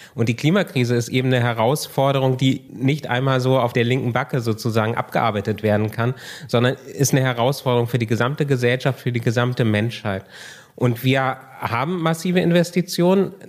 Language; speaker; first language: German; native; German